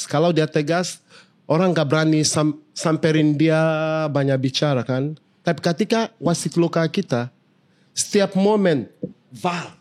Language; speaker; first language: Indonesian; non-native, fluent; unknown